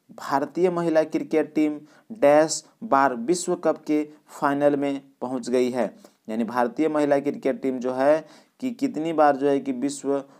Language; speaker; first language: Hindi; native; Hindi